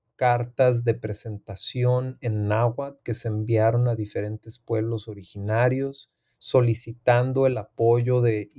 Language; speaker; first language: Spanish; native; Spanish